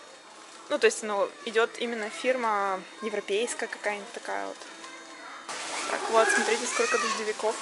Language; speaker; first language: Russian; native; Russian